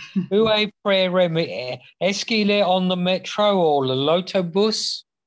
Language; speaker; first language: French; non-native, learner; English